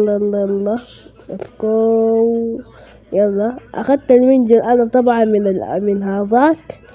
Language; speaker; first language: Arabic; native; Arabic